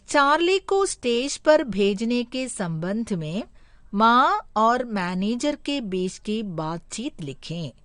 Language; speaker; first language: Hindi; non-native, local second language; Malayalam